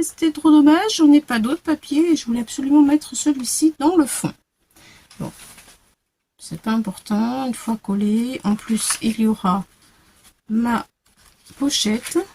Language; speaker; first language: French; native; French